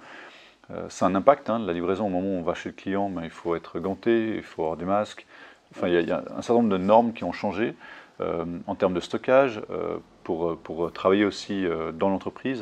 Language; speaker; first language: French; native; French